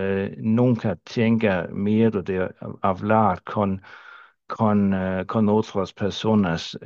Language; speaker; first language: Spanish; non-native, fluent; Danish